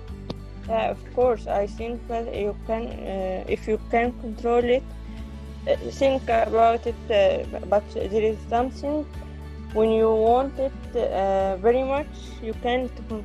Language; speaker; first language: English; non-native, learner; Arabic